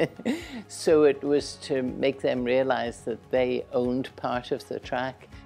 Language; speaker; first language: English; native; English